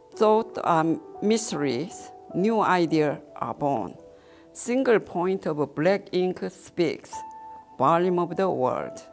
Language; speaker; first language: English; non-native, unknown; Korean